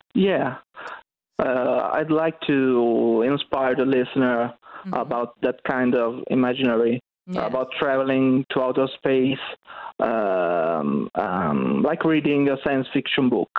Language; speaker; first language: English; non-native, fluent; Italian